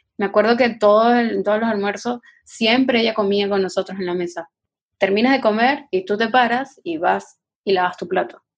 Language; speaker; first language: Spanish; native; Spanish